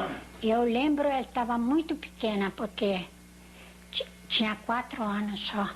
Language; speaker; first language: Portuguese; non-native, learner; Polish